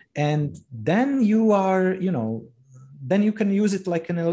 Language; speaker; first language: English; non-native, fluent; Croatian